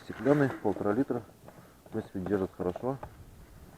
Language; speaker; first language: Russian; native; Russian